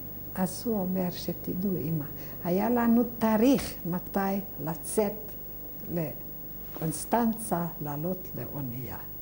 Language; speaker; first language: Hebrew; non-native, fluent; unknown